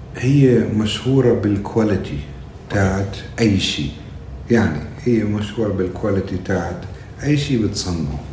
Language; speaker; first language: Arabic; native; Arabic